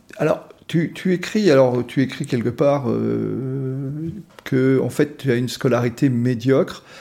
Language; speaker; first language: French; native; French